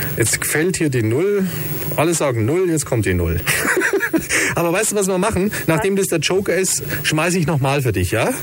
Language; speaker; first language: German; native; German